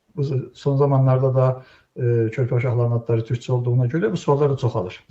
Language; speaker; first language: Azerbaijani; native; Azerbaijani